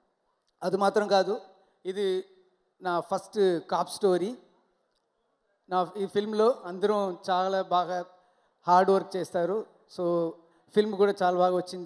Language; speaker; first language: Telugu; non-native, learner; Tamil